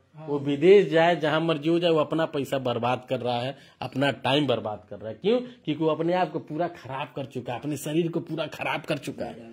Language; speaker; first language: Hindi; native; Hindi